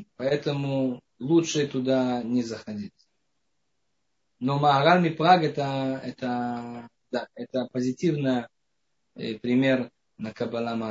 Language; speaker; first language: Russian; non-native, fluent; Hebrew